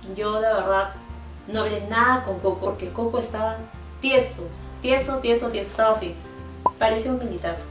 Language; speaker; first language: Spanish; native; Spanish